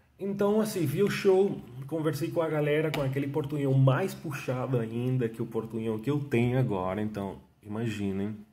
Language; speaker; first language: Portuguese; non-native, fluent; Spanish